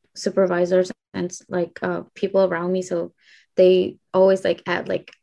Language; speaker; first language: English; non-native, fluent; Indonesian